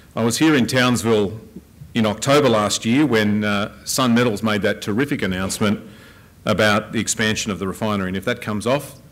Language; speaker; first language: English; native; English